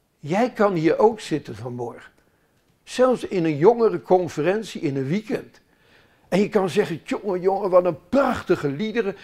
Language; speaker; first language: Dutch; native; Dutch